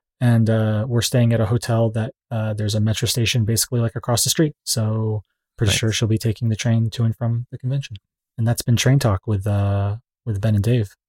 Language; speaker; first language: English; native; English